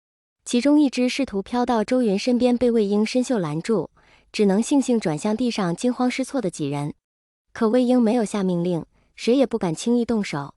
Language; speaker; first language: Chinese; native; Chinese